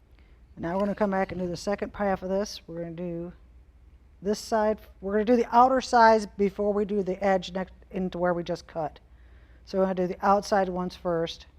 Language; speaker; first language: English; native; English